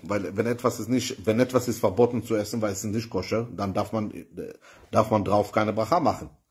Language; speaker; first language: German; non-native, fluent; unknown